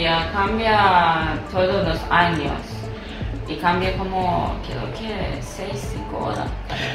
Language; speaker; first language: Spanish; non-native, learner; Persian